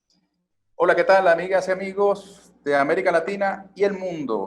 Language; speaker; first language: Spanish; native; Spanish